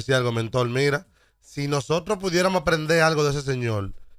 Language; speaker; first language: Spanish; native; Spanish